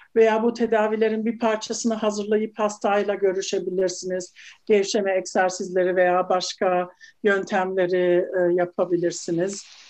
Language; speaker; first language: Turkish; early bilingual, heritage; Turkish